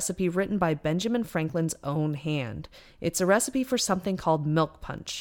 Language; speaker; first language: English; native; English